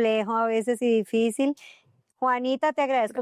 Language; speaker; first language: Spanish; native; Spanish